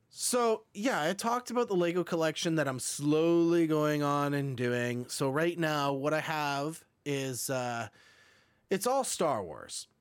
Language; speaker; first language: English; native; English